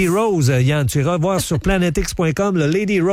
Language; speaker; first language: French; native; French